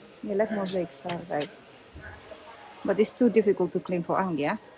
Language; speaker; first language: English; non-native, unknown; Indonesian